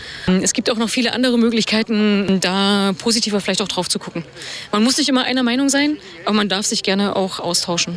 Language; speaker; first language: German; native; German